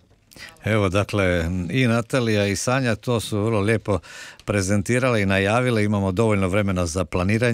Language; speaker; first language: Croatian; native; Croatian